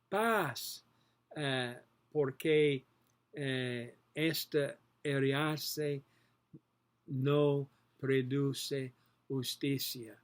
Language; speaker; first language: Spanish; non-native, learner; English